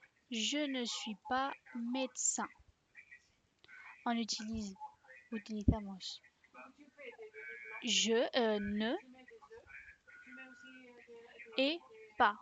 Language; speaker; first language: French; non-native, fluent; Spanish